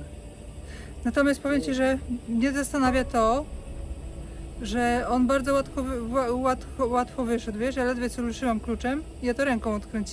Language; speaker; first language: Polish; native; Polish